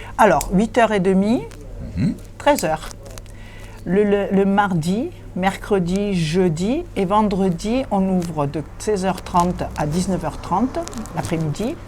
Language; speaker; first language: French; early bilingual, other home language; Italian